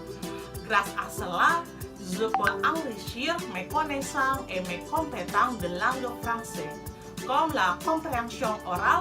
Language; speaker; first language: French; non-native, fluent; Indonesian